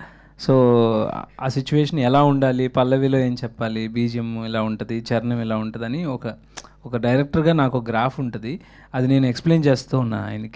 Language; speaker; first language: Telugu; native; Telugu